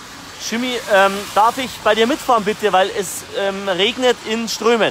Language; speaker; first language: German; native; German